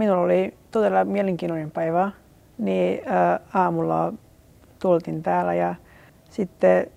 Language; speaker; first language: Finnish; non-native, learner; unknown